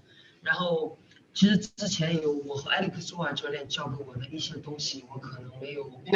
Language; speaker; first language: Chinese; native; Chinese